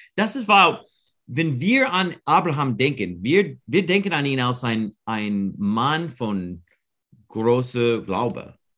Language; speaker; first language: German; non-native, learner; English